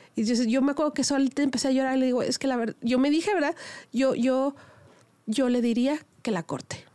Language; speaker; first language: Spanish; native; Spanish